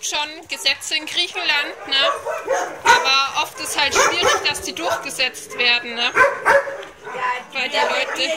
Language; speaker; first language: German; native; German